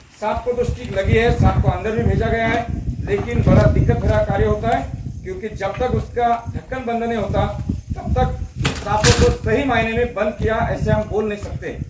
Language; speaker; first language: Hindi; non-native, local second language; Marathi